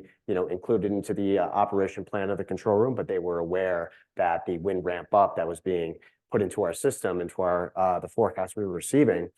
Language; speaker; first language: English; native; English